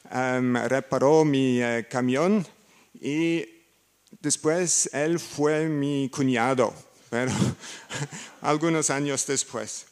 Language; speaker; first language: Spanish; non-native, learner; German